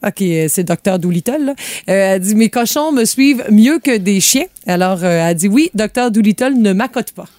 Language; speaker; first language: French; native; French